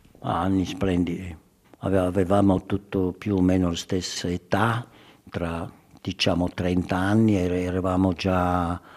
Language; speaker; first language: Italian; early bilingual, heritage; German